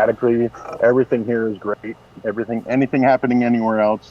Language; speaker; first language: English; native; English